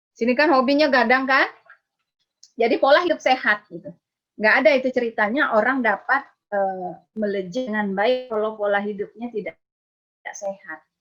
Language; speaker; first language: Indonesian; native; Indonesian